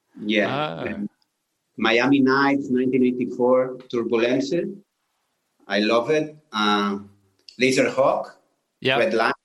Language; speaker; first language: English; non-native, learner; Spanish